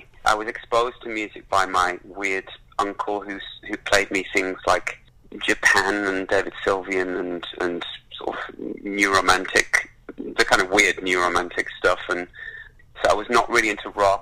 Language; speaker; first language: English; native; English